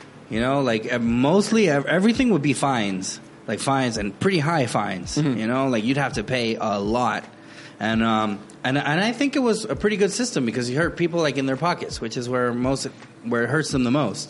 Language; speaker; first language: English; non-native, fluent; Spanish